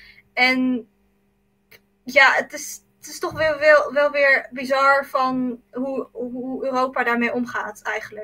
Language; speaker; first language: Dutch; early bilingual, other home language; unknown